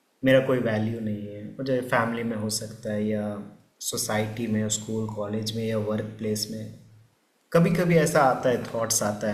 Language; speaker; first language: Hindi; native; Hindi